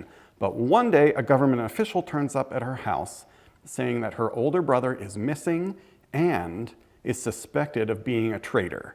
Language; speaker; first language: English; native; English